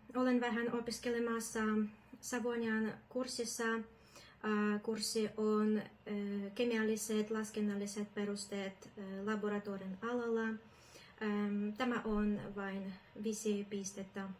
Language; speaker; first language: Finnish; non-native, learner; Ukrainian